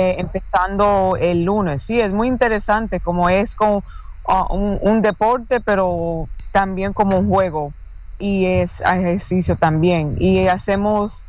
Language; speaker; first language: Spanish; non-native, fluent; English